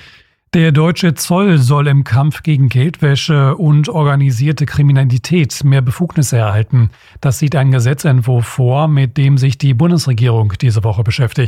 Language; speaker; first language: German; native; German